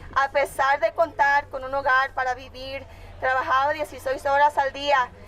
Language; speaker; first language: Spanish; early bilingual, heritage; Spanish